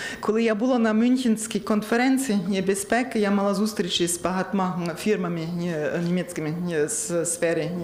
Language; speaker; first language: Ukrainian; non-native, learner; German